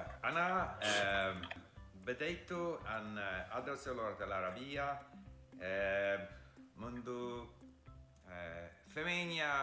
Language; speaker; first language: Arabic; non-native, learner; English